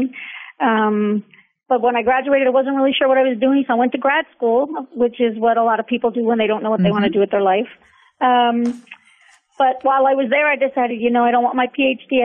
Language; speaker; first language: English; native; English